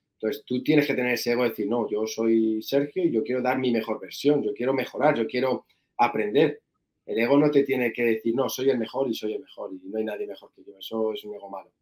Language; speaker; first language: Spanish; native; Spanish